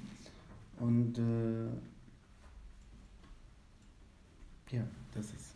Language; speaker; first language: German; non-native, learner; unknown